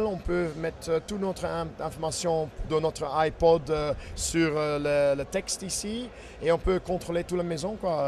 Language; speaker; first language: French; non-native, fluent; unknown